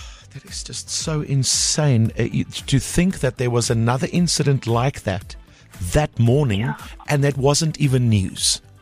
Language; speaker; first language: English; non-native, local second language; Afrikaans